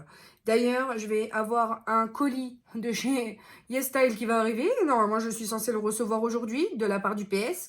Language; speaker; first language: French; native; French